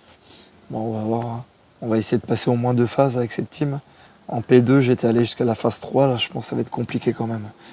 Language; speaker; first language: French; native; French